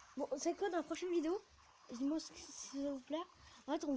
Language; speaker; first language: French; native; French